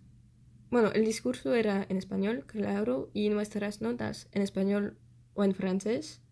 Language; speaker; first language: Spanish; non-native, fluent; French